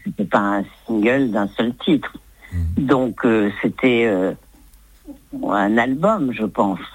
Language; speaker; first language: French; native; French